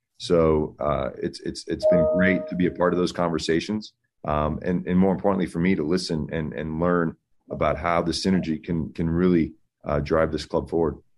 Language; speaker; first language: English; early bilingual, other home language; Spanish